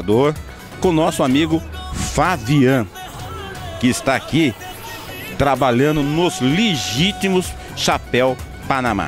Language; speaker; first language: Portuguese; native; Portuguese